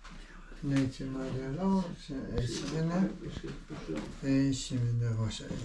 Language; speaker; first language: Estonian; non-native, learner; Ukrainian